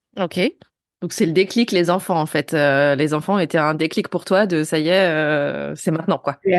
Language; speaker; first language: French; native; French